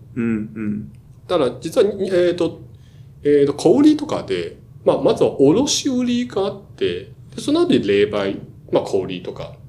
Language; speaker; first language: Japanese; non-native, fluent; Chinese